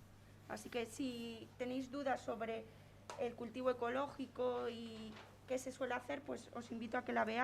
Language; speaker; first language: Spanish; native; Spanish